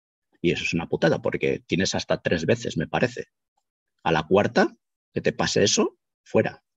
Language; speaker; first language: Spanish; native; Spanish